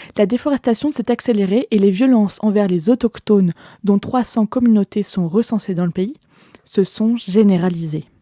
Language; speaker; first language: French; native; French